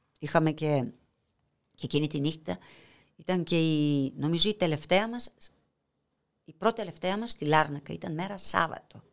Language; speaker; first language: Greek; non-native, fluent; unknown